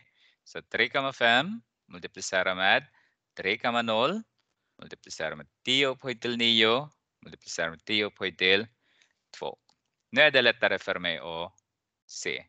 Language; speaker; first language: Swedish; non-native, fluent; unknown